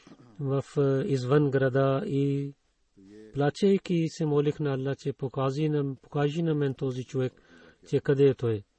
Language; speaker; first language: Bulgarian; non-native, fluent; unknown